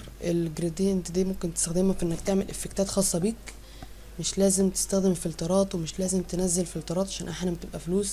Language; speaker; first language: Arabic; native; Arabic